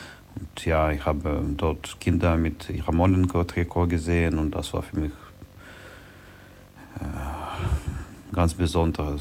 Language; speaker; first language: German; non-native, learner; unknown